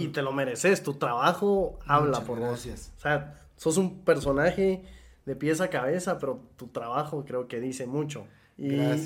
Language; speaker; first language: Spanish; native; Spanish